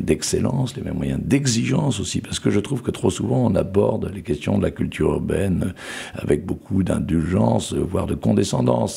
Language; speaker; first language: French; native; French